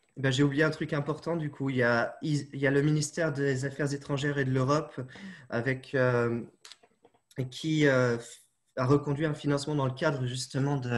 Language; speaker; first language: French; native; French